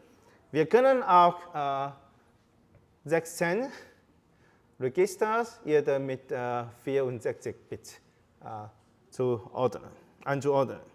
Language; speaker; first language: German; non-native, fluent; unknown